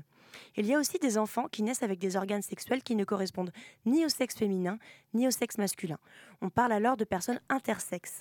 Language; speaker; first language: French; native; French